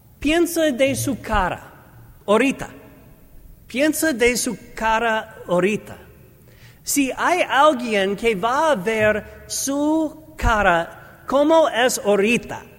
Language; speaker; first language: Spanish; non-native, learner; English